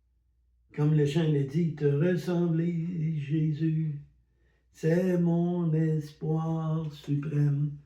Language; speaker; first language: French; native; French